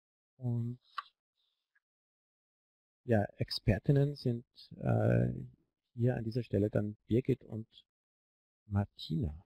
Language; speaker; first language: German; native; German